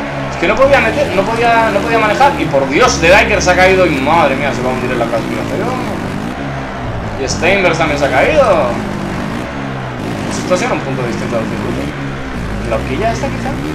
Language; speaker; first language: Spanish; native; Spanish